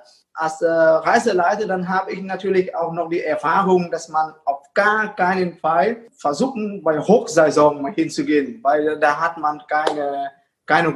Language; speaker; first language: German; non-native, fluent; Vietnamese